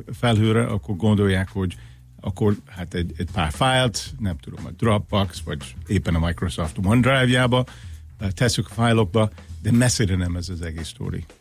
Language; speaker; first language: Hungarian; non-native, fluent; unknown